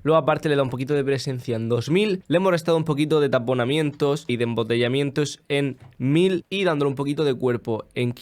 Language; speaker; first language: Spanish; native; Spanish